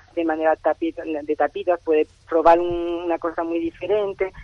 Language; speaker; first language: Spanish; non-native, fluent; French